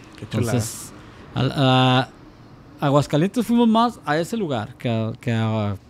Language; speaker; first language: Spanish; native; Spanish